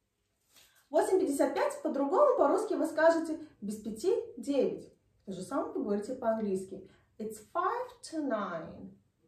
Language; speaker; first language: Russian; native; Russian